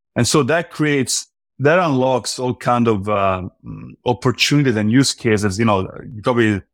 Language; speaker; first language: English; non-native, fluent; Italian